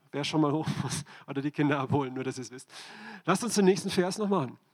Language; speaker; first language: German; native; German